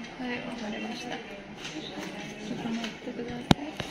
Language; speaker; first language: Japanese; non-native, learner; Filipino